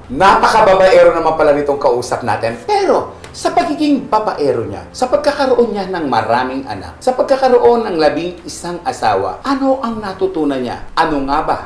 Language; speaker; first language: Filipino; native; Filipino